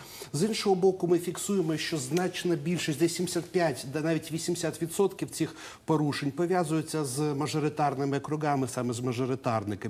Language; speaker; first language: Ukrainian; native; Ukrainian